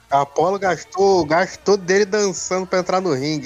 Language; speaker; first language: Portuguese; native; Portuguese